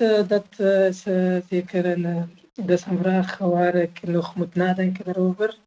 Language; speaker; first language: Dutch; non-native, fluent; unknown